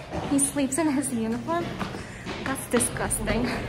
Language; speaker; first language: English; early bilingual, other home language; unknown